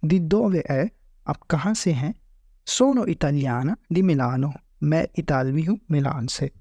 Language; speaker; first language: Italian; non-native, fluent; Urdu